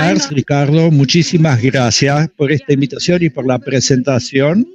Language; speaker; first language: Spanish; non-native, fluent; German